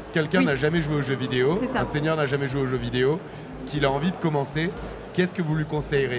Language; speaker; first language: French; native; French